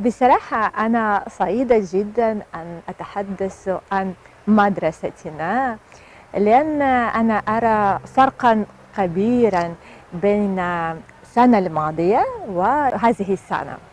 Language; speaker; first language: Arabic; non-native, fluent; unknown